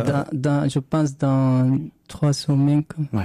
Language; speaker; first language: French; non-native, learner; Arabic